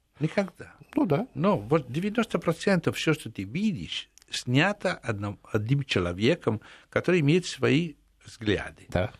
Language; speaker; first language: Russian; non-native, fluent; Italian